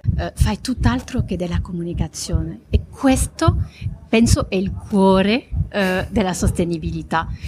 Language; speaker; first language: Italian; non-native, fluent; French